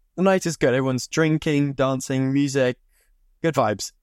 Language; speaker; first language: English; native; English